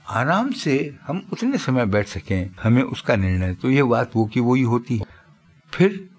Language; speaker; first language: Hindi; native; Hindi